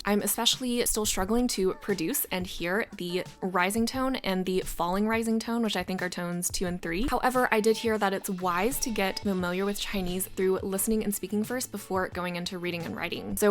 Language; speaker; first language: English; native; English